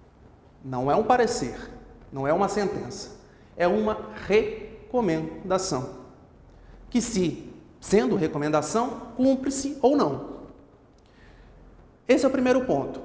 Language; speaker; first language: Portuguese; native; Portuguese